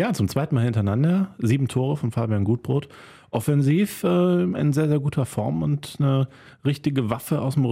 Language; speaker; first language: German; native; German